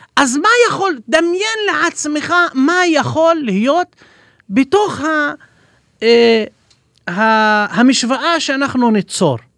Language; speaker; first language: Hebrew; non-native, local second language; Arabic